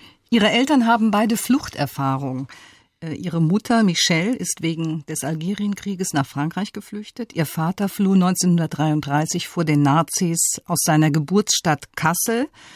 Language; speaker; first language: German; native; German